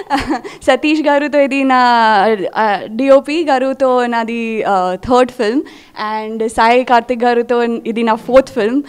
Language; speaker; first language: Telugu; non-native, fluent; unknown